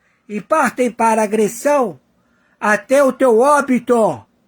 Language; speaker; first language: Portuguese; native; Portuguese